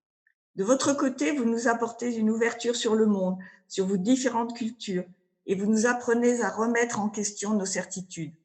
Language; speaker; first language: French; native; French